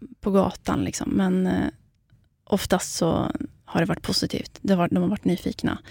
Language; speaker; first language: Swedish; early bilingual, other home language; Central Kurdish